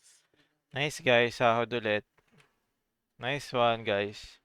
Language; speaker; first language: English; non-native, local second language; Filipino